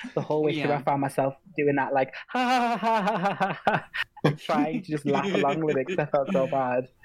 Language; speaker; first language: English; native; English